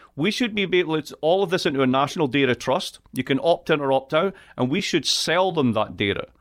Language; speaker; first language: English; native; English